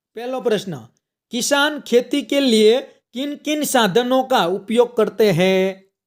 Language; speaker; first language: Hindi; non-native, local second language; Gujarati